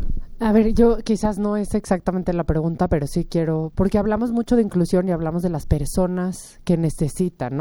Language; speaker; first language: Spanish; native; Spanish